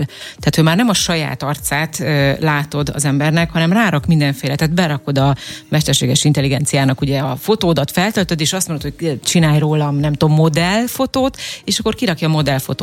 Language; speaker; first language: Hungarian; native; Hungarian